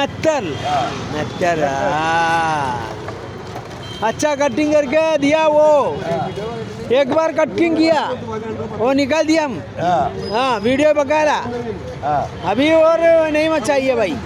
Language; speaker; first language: Hindi; non-native, local second language; Malayalam